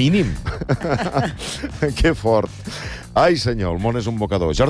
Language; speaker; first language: Catalan; native; Catalan